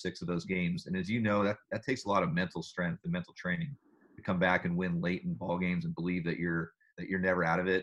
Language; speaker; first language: English; native; English